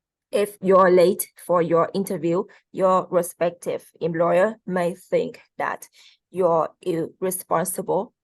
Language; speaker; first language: English; non-native, fluent; Vietnamese